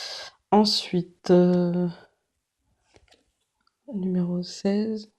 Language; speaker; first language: French; native; French